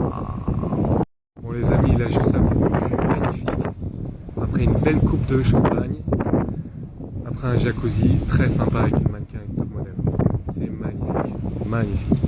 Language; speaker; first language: French; native; French